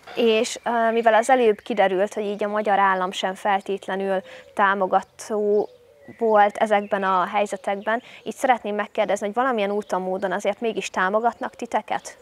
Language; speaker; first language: Hungarian; native; Hungarian